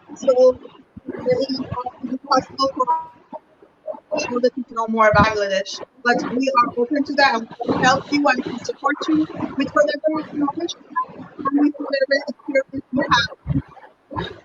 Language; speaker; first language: English; non-native, fluent; Persian